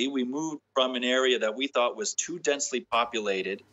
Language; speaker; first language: English; native; English